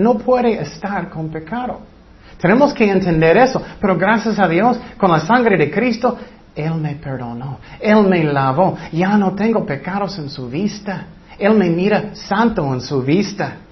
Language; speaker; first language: Spanish; non-native, fluent; English